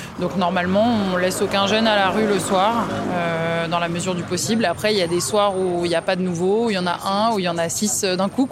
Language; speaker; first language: French; native; French